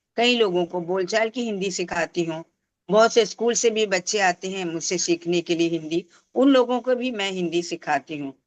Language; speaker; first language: Hindi; non-native, local second language; Tamil